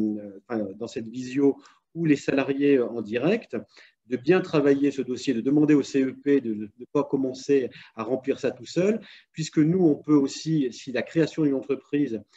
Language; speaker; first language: French; native; French